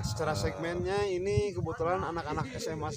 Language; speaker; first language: Indonesian; native; Indonesian